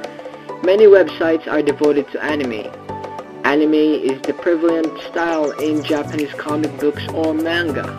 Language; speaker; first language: English; non-native, fluent; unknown